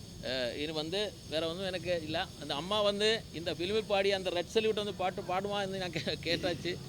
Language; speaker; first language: Tamil; non-native, learner; Malayalam